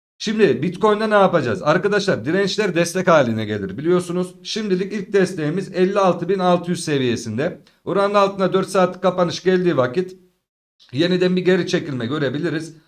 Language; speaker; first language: Turkish; native; Turkish